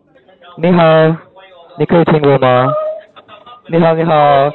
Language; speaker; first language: Chinese; non-native, learner; English